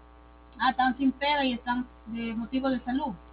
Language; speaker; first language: Spanish; native; Spanish